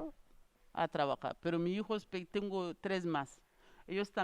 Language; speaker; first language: Spanish; non-native, learner; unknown